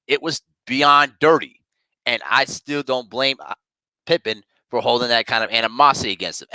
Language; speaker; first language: English; native; English